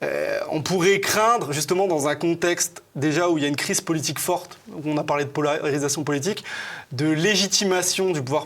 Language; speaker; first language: French; native; French